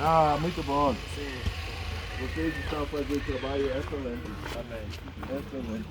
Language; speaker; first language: Portuguese; non-native, learner; English